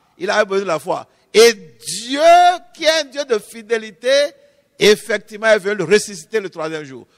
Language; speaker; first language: French; non-native, local second language; Fon